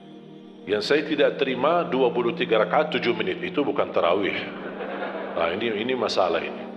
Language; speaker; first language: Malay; non-native, fluent; Arabic